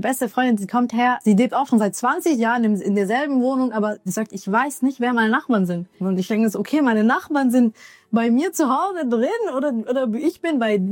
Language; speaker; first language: German; early bilingual, other home language; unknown